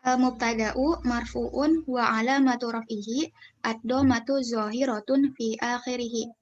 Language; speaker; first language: Arabic; non-native, learner; Indonesian